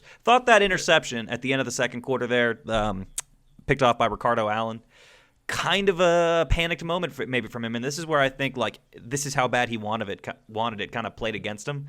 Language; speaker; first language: English; native; English